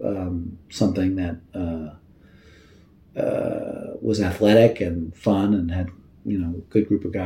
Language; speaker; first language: English; native; English